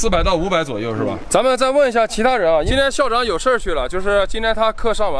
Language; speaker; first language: Chinese; native; Chinese